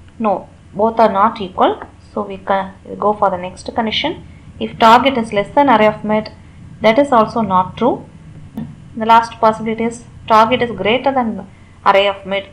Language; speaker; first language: English; non-native, local second language; Tamil